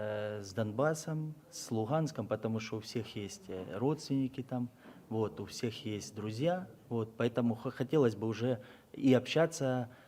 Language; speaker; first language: Russian; native; Russian